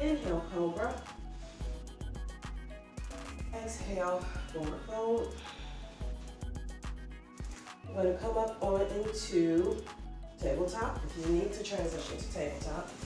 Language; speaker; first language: English; native; English